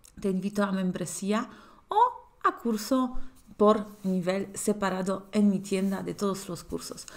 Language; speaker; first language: Spanish; non-native, fluent; Polish